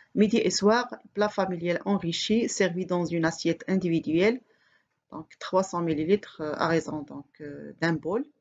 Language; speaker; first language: French; non-native, local second language; Arabic